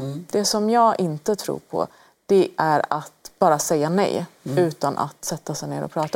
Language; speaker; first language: Swedish; early bilingual, other home language; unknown